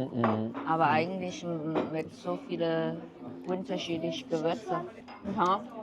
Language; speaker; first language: German; non-native, learner; Chinese